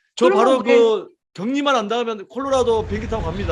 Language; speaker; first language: Korean; native; Korean